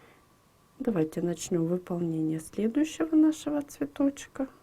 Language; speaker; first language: Russian; native; Russian